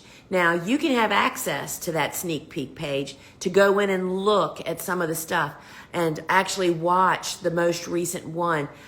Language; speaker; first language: English; native; English